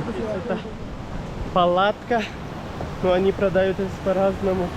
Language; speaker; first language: Russian; non-native, learner; Pashto